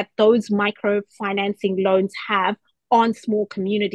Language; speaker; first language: English; non-native, local second language; Shona